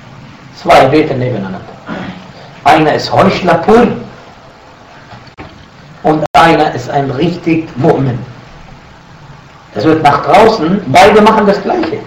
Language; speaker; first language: German; non-native, fluent; Arabic